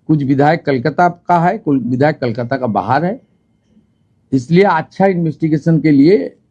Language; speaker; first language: Hindi; non-native, local second language; Bangla